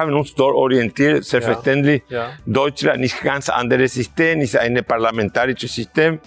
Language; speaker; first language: German; non-native, fluent; Spanish